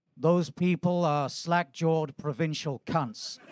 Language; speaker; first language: English; native; English